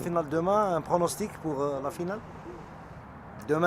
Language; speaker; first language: French; non-native, local second language; Arabic